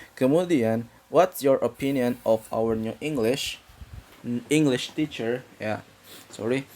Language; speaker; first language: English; non-native, fluent; Indonesian